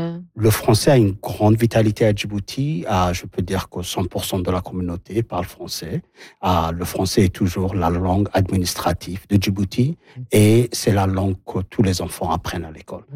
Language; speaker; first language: French; non-native, local second language; Somali